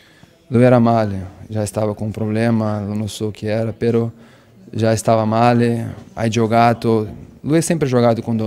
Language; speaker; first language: Italian; non-native, learner; Portuguese